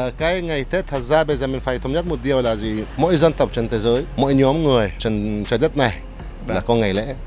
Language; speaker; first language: Vietnamese; non-native, fluent; Arabic